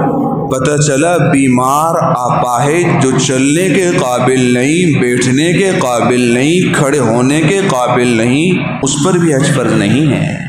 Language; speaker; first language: Urdu; native; Urdu